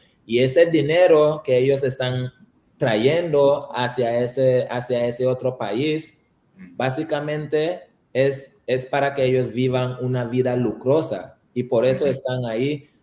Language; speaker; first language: Spanish; early bilingual, heritage; Spanish